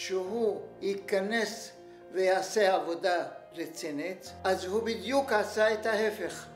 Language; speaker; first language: Hebrew; non-native, fluent; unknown